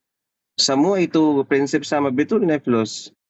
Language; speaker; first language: Indonesian; non-native, learner; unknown